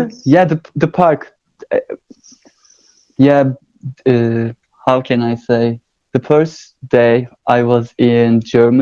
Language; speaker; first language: English; non-native, learner; Turkish